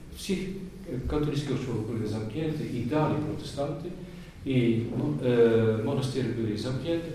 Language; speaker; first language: Polish; non-native, learner; Dutch